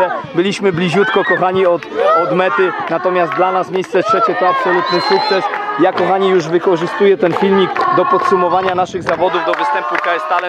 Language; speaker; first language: Polish; native; Polish